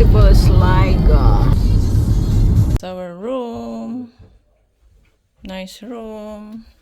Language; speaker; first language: English; non-native, local second language; Filipino